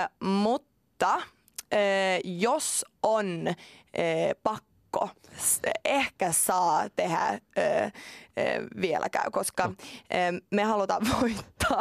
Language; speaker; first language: Finnish; non-native, local second language; Swedish